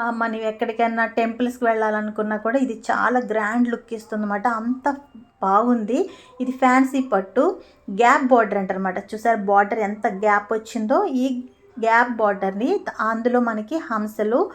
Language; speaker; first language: Telugu; native; Telugu